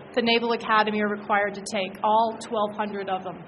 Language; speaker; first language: English; native; English